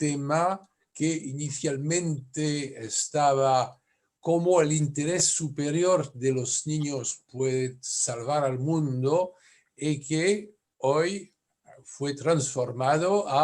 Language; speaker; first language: Spanish; non-native, fluent; French